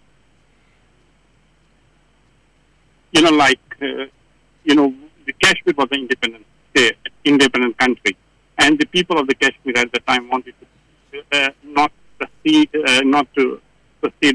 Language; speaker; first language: English; non-native, local second language; Kashmiri